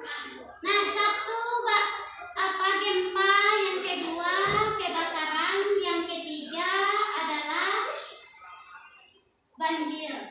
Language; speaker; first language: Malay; non-native, local second language; Minangkabau